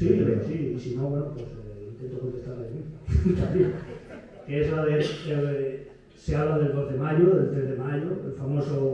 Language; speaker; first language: Spanish; native; Spanish